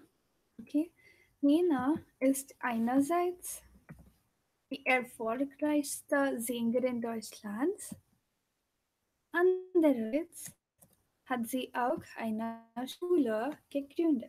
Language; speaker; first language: German; non-native, fluent; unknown